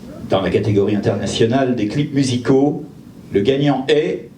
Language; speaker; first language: French; native; French